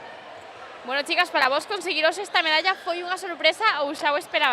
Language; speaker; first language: Galician; native; Galician